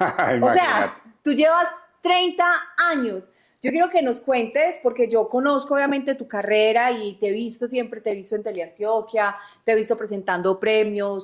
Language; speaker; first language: Spanish; native; Spanish